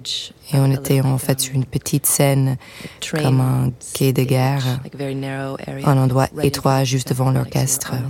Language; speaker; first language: French; non-native, fluent; English